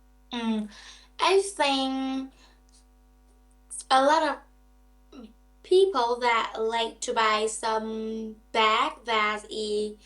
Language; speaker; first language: English; non-native, learner; Vietnamese